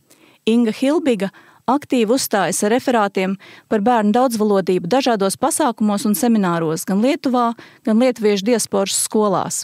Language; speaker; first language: Latvian; native; Latvian